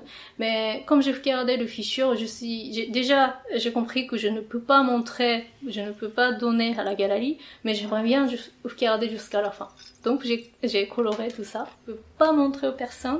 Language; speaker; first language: French; non-native, fluent; Japanese